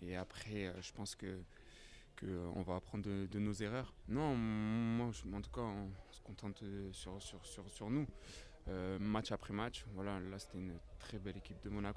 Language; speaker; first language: French; native; French